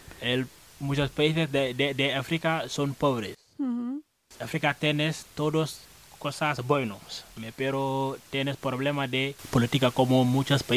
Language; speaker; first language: Spanish; non-native, learner; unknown